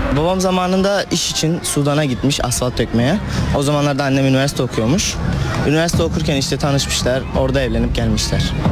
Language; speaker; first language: Turkish; early bilingual, other home language; Arabic